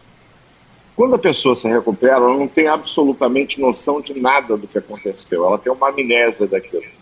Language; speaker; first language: Portuguese; native; Portuguese